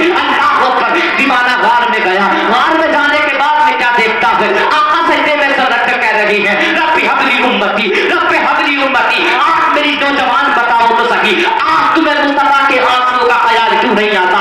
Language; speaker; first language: Urdu; native; Urdu